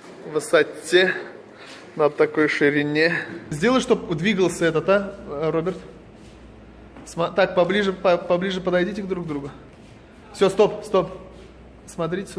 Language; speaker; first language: Russian; non-native, local second language; Tatar